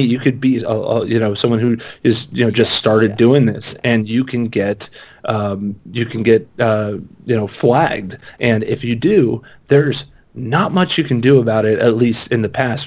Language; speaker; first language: English; native; English